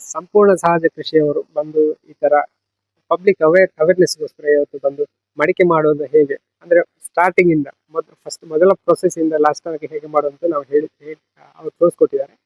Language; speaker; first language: Kannada; native; Kannada